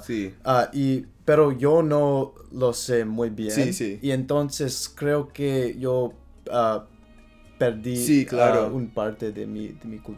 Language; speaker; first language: Spanish; non-native, learner; English